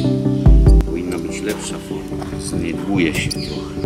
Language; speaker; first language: Polish; non-native, learner; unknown